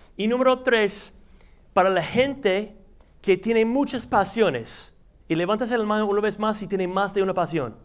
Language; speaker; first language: Spanish; non-native, fluent; English